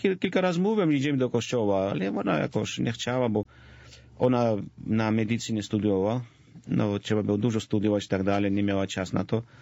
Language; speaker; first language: Polish; non-native, fluent; Georgian